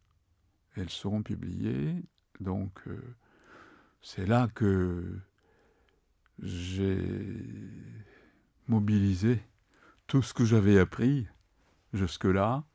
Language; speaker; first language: French; non-native, fluent; Japanese